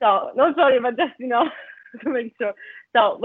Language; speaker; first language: English; non-native, fluent; Italian